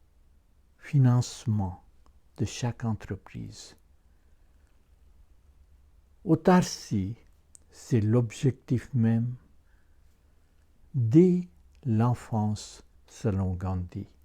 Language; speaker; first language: French; non-native, fluent; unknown